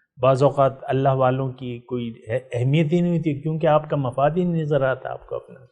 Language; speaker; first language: Urdu; non-native, local second language; Pashto